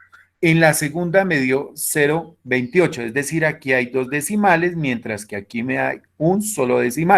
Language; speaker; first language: Spanish; native; Spanish